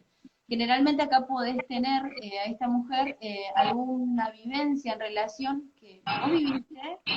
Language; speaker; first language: Spanish; native; Spanish